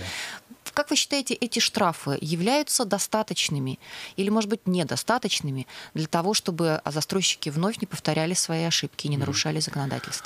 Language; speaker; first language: Russian; native; Russian